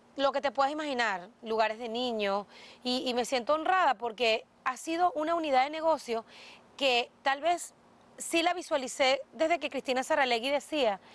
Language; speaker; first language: Spanish; native; Spanish